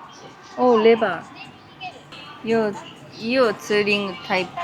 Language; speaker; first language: Nepali; non-native, learner; Japanese